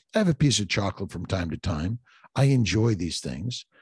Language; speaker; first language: English; native; English